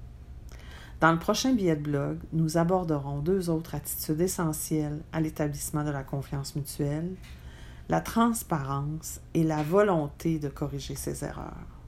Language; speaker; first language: French; native; French